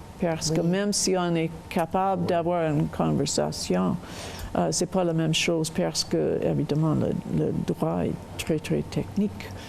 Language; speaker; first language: French; non-native, local second language; English